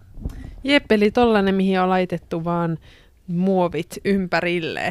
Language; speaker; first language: Finnish; native; Finnish